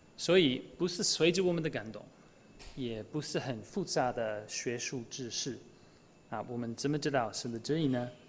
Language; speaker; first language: Chinese; non-native, fluent; English